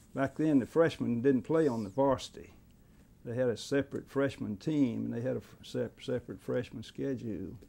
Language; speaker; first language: English; native; English